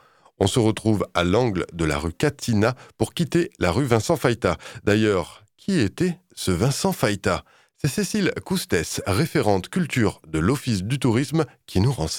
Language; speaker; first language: French; native; French